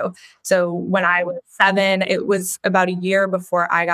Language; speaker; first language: English; native; English